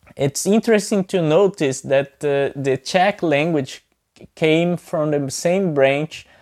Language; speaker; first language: English; non-native, fluent; Portuguese